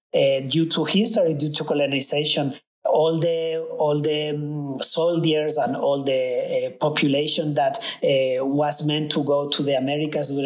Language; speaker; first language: English; non-native, fluent; Spanish